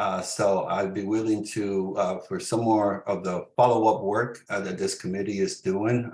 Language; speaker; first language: English; early bilingual, other home language; Spanish